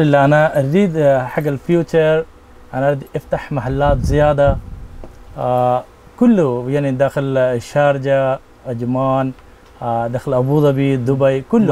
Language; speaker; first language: Arabic; non-native, learner; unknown